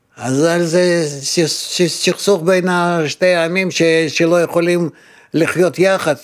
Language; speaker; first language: Hebrew; non-native, fluent; Russian